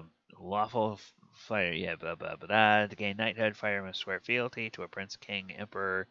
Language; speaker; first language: English; native; English